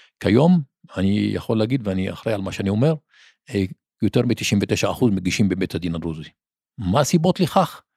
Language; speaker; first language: Hebrew; non-native, local second language; Arabic